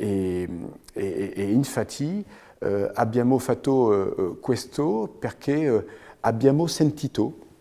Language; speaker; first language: Italian; non-native, fluent; French